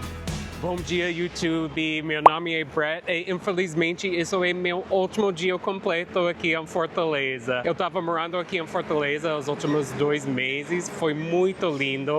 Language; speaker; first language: Portuguese; non-native, fluent; English